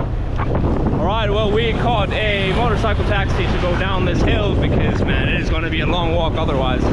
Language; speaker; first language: English; non-native, fluent; Finnish